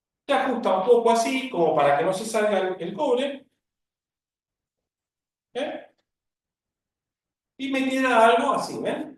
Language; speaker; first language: Spanish; native; Spanish